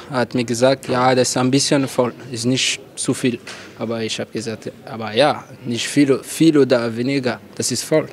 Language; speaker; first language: German; non-native, learner; French